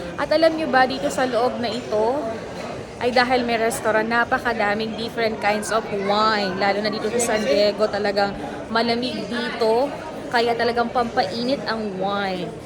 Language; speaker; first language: Filipino; native; Filipino